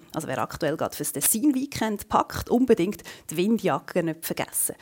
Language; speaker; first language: German; native; German